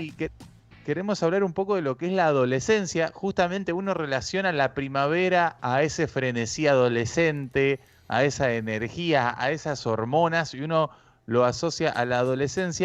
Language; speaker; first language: Spanish; native; Spanish